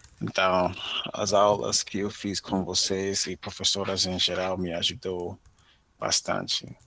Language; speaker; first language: Portuguese; non-native, fluent; English